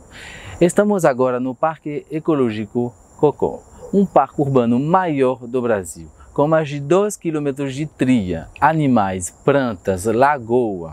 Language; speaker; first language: Portuguese; non-native, fluent; French